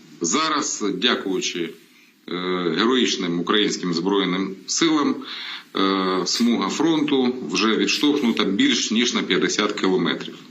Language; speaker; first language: Ukrainian; native; Ukrainian